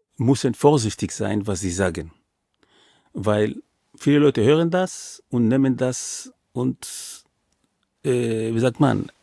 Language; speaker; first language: German; non-native, fluent; Hebrew